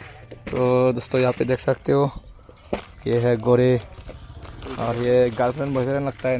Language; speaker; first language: Hindi; non-native, local second language; Chakma